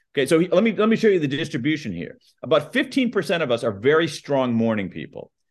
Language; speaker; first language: English; native; English